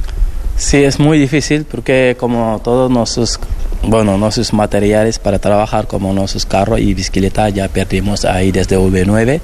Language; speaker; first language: Spanish; non-native, learner; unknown